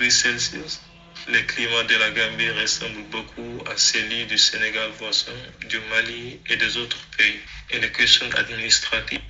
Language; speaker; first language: French; non-native, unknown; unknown